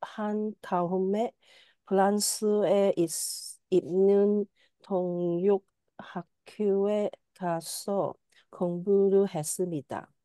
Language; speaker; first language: Korean; non-native, learner; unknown